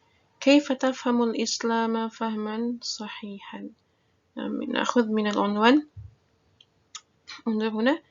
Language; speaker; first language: Arabic; non-native, fluent; Indonesian